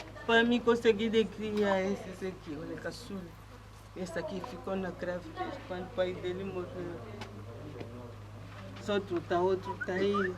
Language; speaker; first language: Portuguese; non-native, local second language; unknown